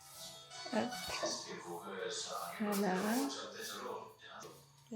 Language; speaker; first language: French; native; French